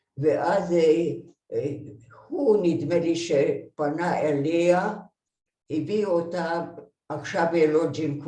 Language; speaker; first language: Hebrew; non-native, fluent; Hungarian